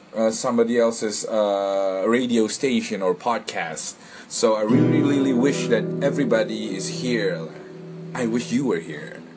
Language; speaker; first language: English; non-native, fluent; Indonesian